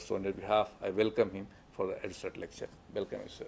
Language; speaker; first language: English; non-native, local second language; Hindi